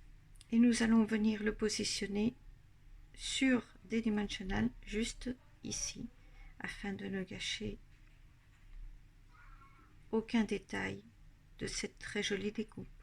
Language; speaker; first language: French; native; French